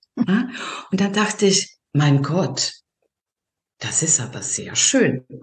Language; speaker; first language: German; non-native, fluent; Serbian